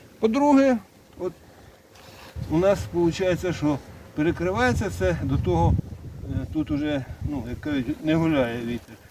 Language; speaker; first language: Ukrainian; native; Ukrainian